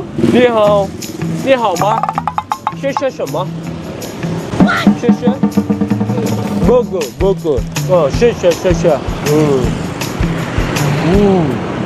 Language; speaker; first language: Chinese; non-native, learner; Thai